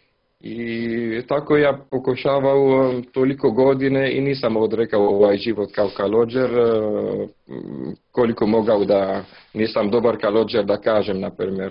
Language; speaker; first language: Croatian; non-native, learner; Arabic